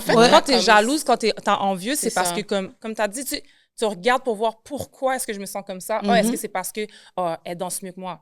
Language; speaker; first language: French; native; French